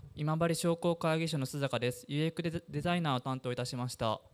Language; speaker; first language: Japanese; native; Japanese